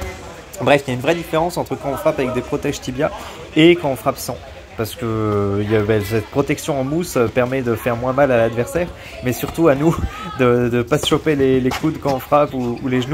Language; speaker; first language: French; native; French